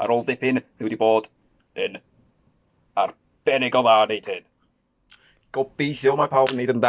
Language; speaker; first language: Welsh; non-native, learner; English